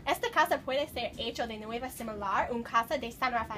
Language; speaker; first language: Spanish; non-native, learner; English